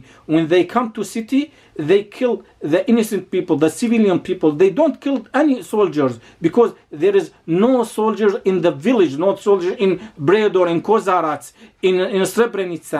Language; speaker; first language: English; non-native, learner; Arabic